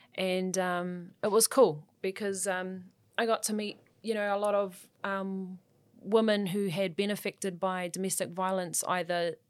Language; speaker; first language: English; native; English